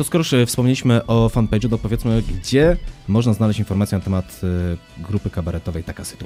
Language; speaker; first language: Polish; native; Polish